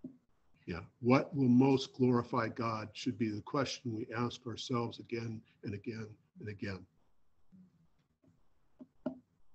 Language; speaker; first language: English; native; English